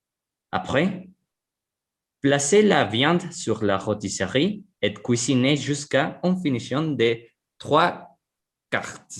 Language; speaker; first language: French; non-native, learner; Spanish